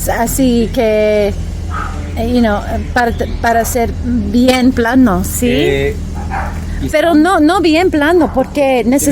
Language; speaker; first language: Spanish; non-native, learner; English